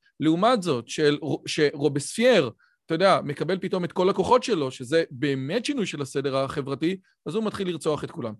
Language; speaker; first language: Hebrew; native; Hebrew